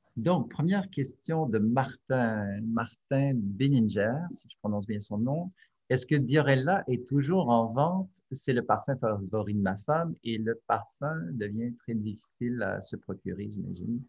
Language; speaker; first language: French; native; French